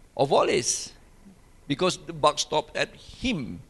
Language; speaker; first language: English; non-native, local second language; Malay